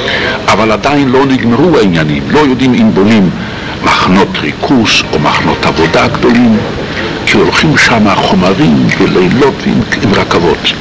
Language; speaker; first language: Hebrew; non-native, fluent; Polish